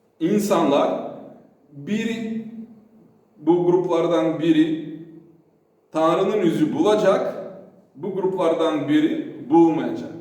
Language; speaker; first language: Turkish; non-native, fluent; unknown